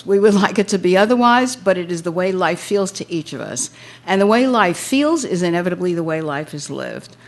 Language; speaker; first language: English; native; English